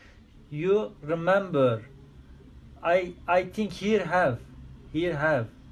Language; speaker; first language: English; non-native, learner; Turkish